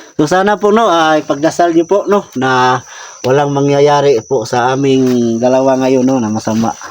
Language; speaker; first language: Filipino; native; Filipino